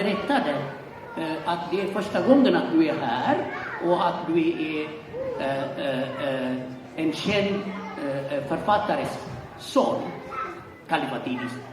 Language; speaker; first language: Swedish; non-native, fluent; Amharic